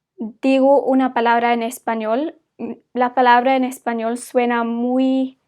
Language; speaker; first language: Spanish; non-native, fluent; English